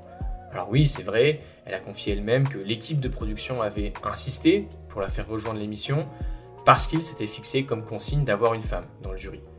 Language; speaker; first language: French; native; French